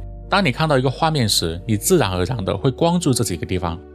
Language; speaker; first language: Chinese; native; Chinese